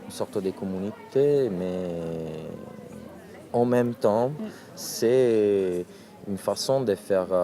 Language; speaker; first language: French; non-native, fluent; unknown